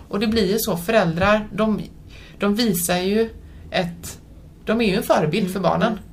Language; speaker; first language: Swedish; native; Swedish